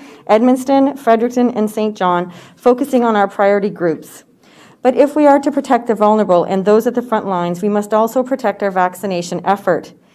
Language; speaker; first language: English; native; English